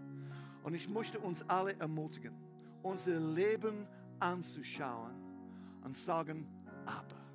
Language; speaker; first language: German; non-native, learner; English